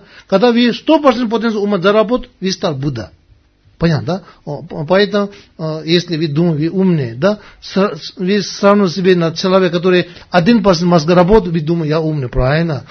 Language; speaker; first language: Russian; non-native, learner; Tibetan